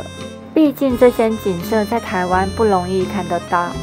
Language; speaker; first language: Chinese; native; Chinese